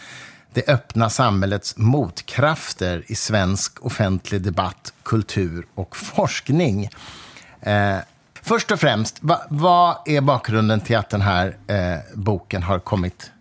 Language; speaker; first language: Swedish; native; Swedish